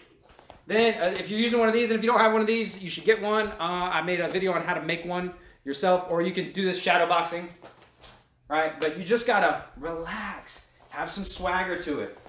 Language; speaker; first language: English; native; English